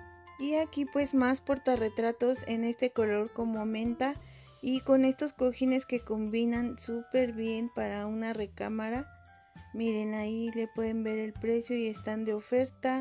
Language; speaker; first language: Spanish; native; Spanish